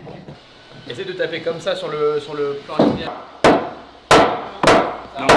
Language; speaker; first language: French; native; French